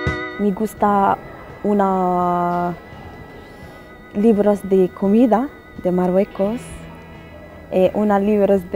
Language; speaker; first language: Spanish; non-native, learner; Arabic